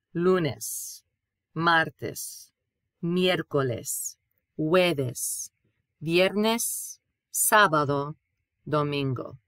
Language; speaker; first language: Spanish; non-native, fluent; English